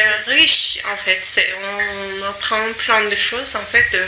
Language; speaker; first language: French; non-native, fluent; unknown